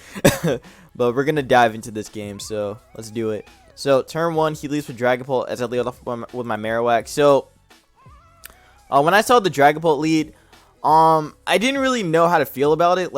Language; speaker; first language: English; native; English